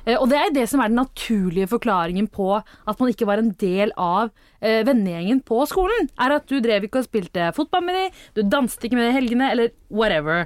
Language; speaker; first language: Norwegian; early bilingual, other home language; Tamil